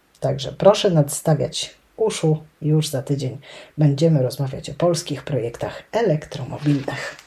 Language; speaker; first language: Polish; native; Polish